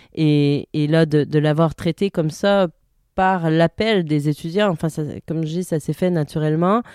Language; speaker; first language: French; native; French